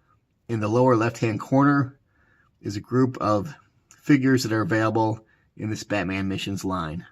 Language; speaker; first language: English; native; English